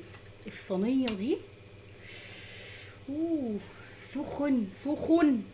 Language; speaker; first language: Arabic; native; Arabic